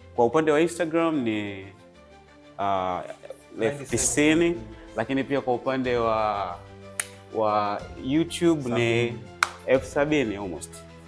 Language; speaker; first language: Swahili; native; Swahili